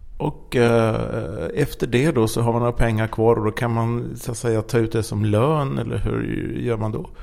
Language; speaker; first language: Swedish; native; Swedish